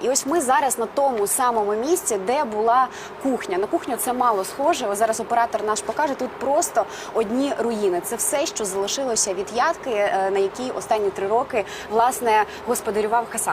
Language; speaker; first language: Ukrainian; native; Ukrainian